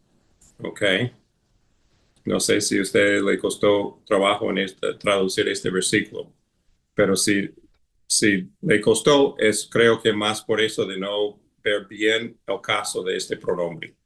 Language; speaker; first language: Spanish; non-native, fluent; English